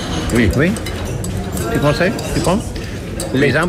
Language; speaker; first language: French; non-native, learner; English